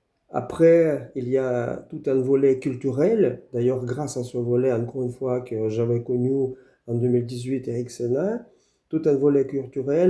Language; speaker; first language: French; non-native, fluent; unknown